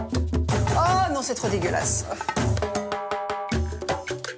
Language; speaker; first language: French; native; French